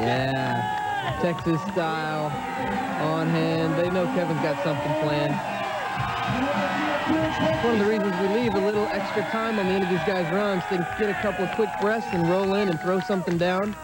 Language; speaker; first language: English; native; English